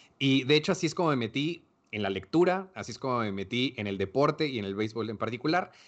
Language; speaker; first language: Spanish; native; Spanish